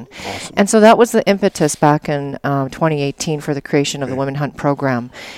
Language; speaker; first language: English; native; English